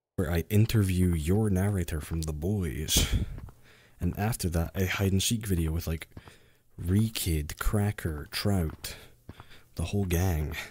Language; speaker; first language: English; native; English